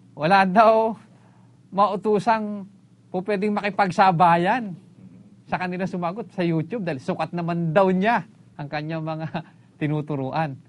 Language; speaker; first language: Filipino; native; Filipino